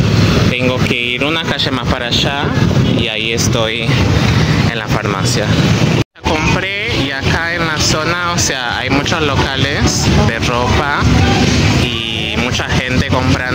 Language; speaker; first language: Spanish; non-native, fluent; Portuguese